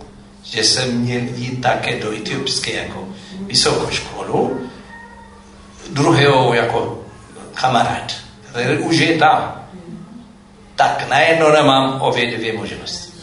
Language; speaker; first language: Czech; non-native, fluent; Amharic